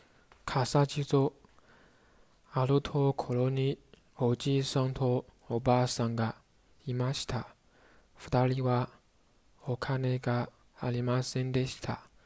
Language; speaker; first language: Japanese; non-native, learner; Chinese